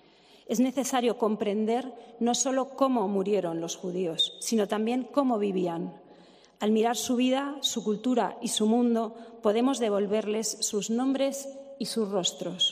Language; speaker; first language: Spanish; native; Spanish